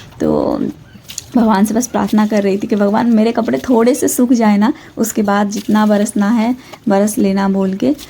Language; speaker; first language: Hindi; non-native, local second language; Odia